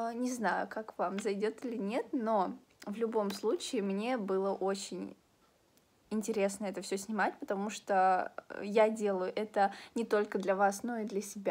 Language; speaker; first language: Russian; native; Russian